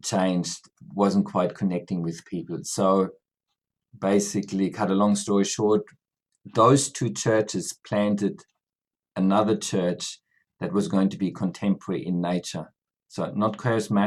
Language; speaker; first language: English; non-native, fluent; German